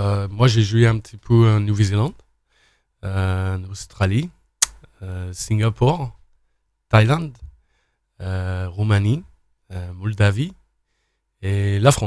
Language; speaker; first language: French; non-native, learner; Afrikaans